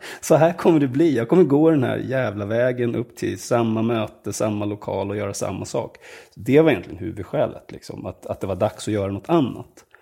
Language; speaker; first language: Swedish; native; Swedish